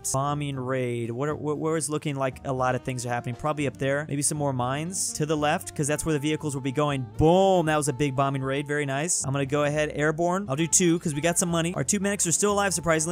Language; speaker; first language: English; native; English